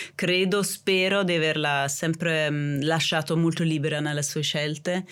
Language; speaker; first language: Italian; non-native, fluent; Swedish